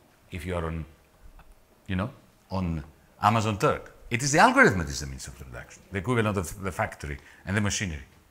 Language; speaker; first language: English; non-native, fluent; Greek